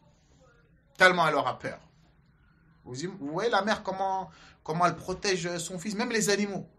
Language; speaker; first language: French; native; French